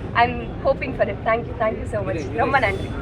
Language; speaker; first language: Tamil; non-native, learner; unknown